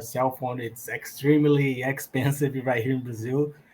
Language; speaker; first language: English; non-native, learner; Portuguese